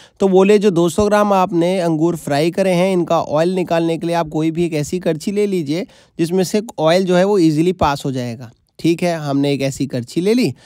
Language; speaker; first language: Hindi; native; Hindi